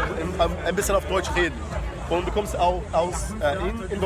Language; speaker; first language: German; non-native, fluent; Portuguese